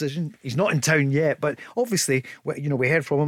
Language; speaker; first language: English; native; English